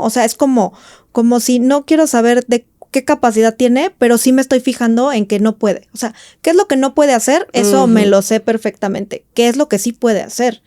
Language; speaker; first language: Spanish; native; Spanish